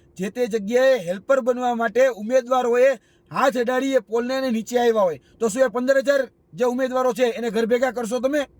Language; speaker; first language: Gujarati; native; Gujarati